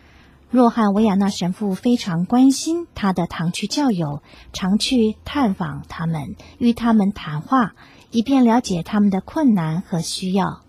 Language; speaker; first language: Chinese; native; Chinese